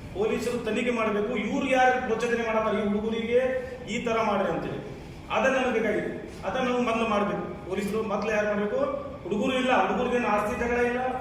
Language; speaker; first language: Kannada; non-native, local second language; Urdu